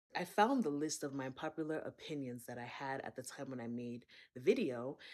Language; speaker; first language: English; native; English